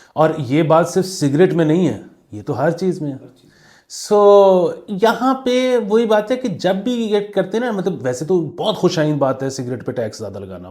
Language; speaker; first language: Urdu; non-native, local second language; Punjabi